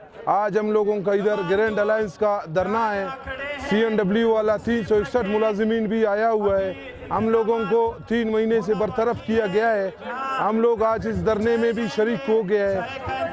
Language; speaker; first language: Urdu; non-native, local second language; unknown